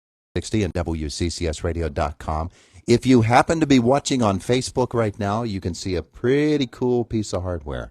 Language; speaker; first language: English; native; English